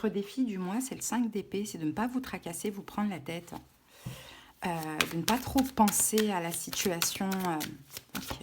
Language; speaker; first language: French; native; French